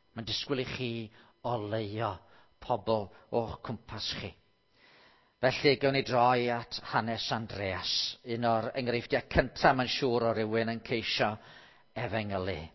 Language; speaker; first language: Welsh; native; Welsh